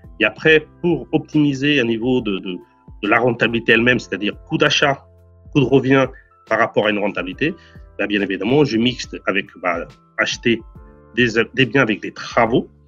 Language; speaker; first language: French; non-native, fluent; Portuguese